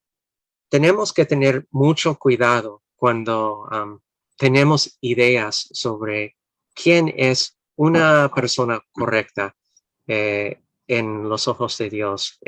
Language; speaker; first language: Spanish; non-native, fluent; English